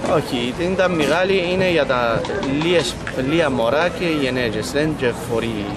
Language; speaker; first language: Greek; non-native, fluent; Kurdish